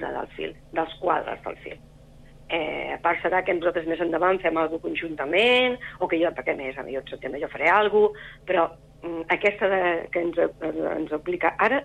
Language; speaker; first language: Catalan; native; Catalan